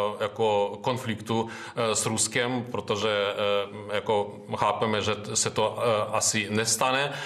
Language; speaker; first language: Czech; non-native, fluent; Ukrainian